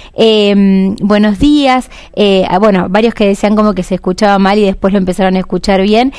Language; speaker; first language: Spanish; native; Spanish